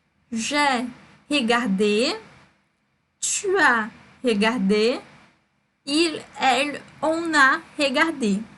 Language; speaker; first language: French; non-native, fluent; Portuguese